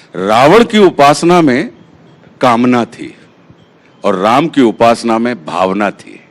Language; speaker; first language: Hindi; native; Hindi